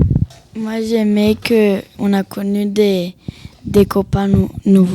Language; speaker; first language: French; early bilingual, heritage; French